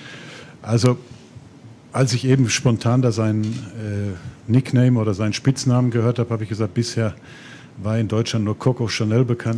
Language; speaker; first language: German; native; German